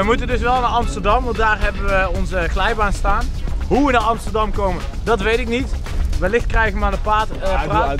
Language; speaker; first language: Dutch; native; Dutch